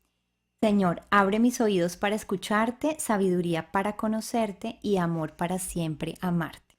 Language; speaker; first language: Spanish; native; Spanish